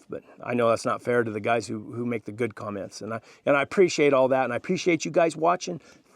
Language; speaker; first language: English; native; English